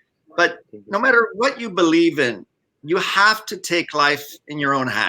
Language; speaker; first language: English; native; English